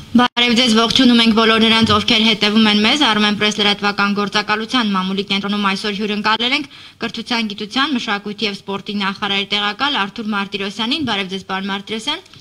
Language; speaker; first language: Armenian; native; Armenian